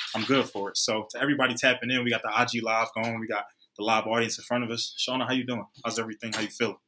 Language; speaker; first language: English; native; English